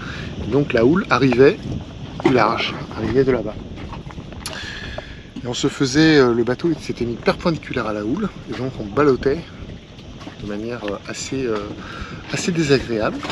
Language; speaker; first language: French; native; French